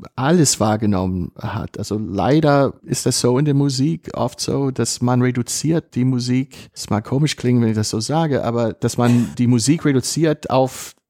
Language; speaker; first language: German; non-native, fluent; English